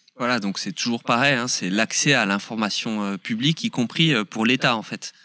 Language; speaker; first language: French; native; French